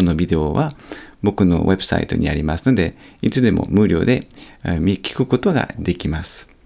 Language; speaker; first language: Japanese; non-native, fluent; French